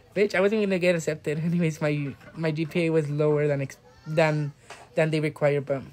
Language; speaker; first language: English; native; English